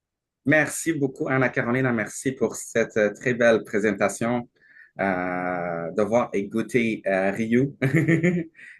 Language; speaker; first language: French; non-native, learner; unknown